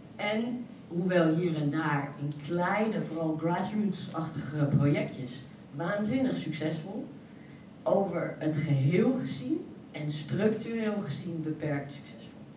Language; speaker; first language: Dutch; early bilingual, other home language; French